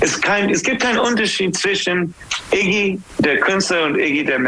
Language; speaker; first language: German; non-native, learner; English